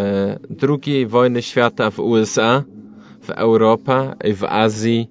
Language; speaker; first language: Polish; non-native, learner; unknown